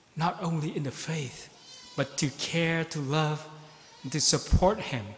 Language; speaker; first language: English; non-native, fluent; Vietnamese